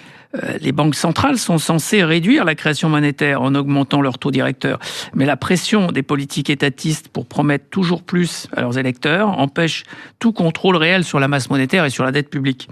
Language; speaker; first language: French; native; French